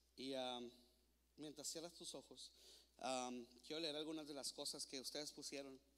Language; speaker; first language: Spanish; native; Spanish